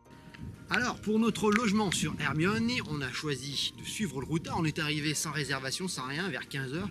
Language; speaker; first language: French; native; French